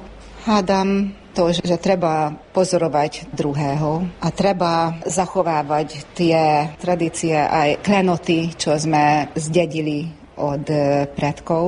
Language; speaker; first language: Slovak; early bilingual, heritage; Slovak